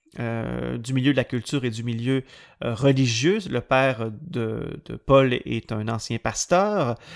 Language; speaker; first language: French; native; French